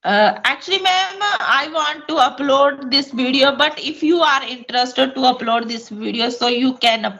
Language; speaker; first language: English; non-native, local second language; Hindi